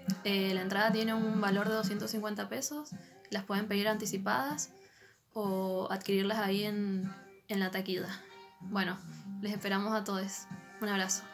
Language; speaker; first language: Spanish; native; Spanish